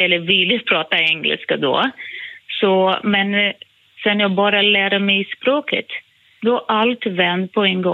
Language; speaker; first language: Swedish; non-native, fluent; Portuguese